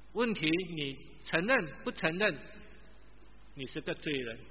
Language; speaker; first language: Chinese; non-native, local second language; Min Nan Chinese